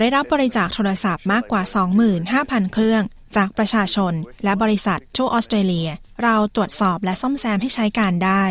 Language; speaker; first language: Thai; native; Thai